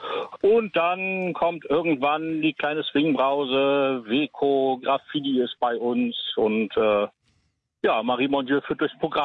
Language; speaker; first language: German; native; German